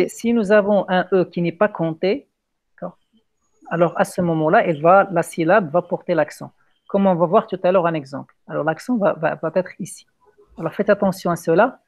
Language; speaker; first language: French; non-native, local second language; Arabic